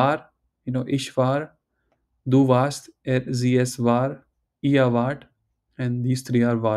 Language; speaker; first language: German; non-native, fluent; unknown